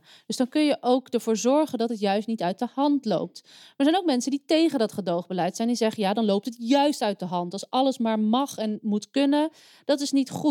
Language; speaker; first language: Dutch; native; Dutch